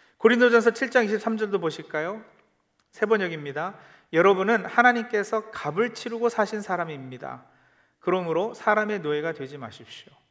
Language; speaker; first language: Korean; early bilingual, heritage; Korean